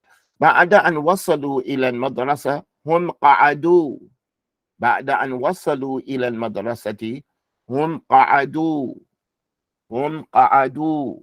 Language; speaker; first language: Arabic; non-native, fluent; English